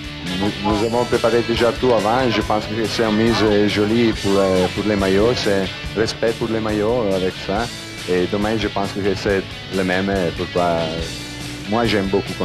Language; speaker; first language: French; non-native, learner; Italian